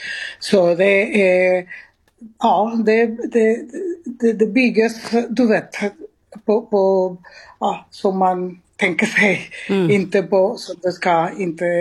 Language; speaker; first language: Swedish; non-native, fluent; Spanish